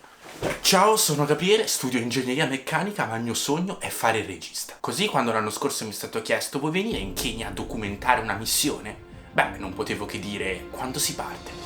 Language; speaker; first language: Italian; native; Italian